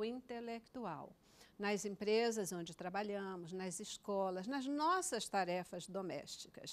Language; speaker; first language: Portuguese; native; Portuguese